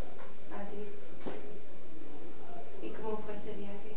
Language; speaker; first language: Spanish; early bilingual, heritage; Spanish